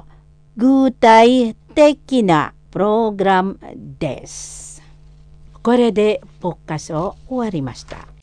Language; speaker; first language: Japanese; non-native, learner; Indonesian